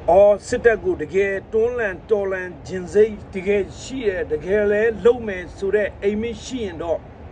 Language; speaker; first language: Burmese; non-native, local second language; Nepali